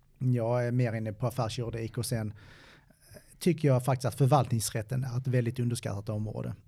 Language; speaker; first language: Swedish; native; Swedish